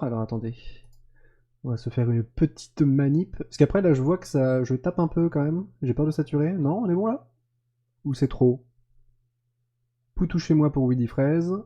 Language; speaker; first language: French; native; French